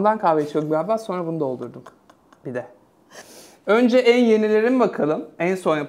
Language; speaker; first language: Turkish; native; Turkish